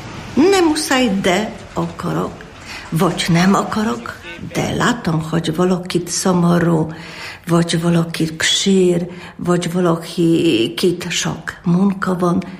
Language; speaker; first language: Hungarian; non-native, learner; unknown